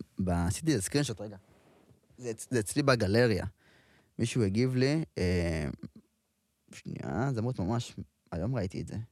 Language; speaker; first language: Hebrew; native; Hebrew